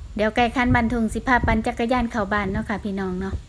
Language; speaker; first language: Thai; native; Thai